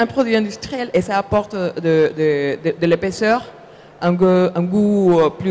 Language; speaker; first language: French; non-native, fluent; Spanish